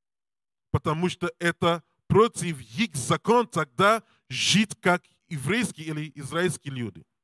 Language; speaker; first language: Russian; non-native, learner; English